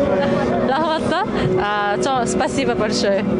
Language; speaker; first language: Russian; non-native, learner; Japanese